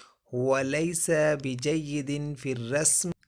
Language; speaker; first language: Arabic; non-native, fluent; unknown